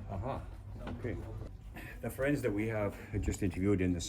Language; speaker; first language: English; native; English